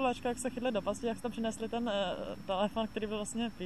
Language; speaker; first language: Czech; native; Czech